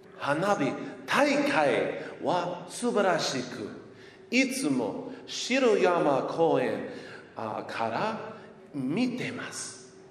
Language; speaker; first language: Japanese; non-native, learner; English